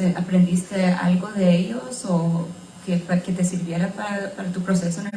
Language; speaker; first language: Spanish; early bilingual, heritage; Spanish